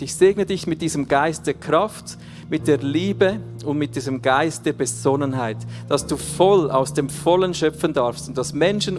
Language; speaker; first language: German; native; German